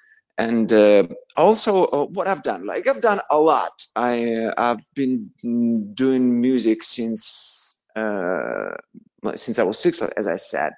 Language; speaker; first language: English; non-native, fluent; Russian